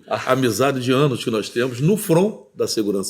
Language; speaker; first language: Portuguese; native; Portuguese